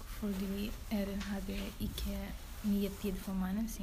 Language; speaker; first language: Norwegian; non-native, learner; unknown